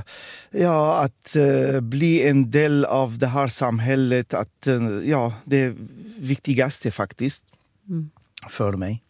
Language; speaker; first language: Swedish; non-native, fluent; Arabic